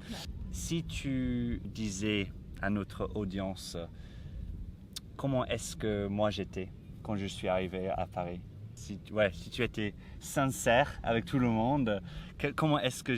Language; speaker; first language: French; non-native, fluent; English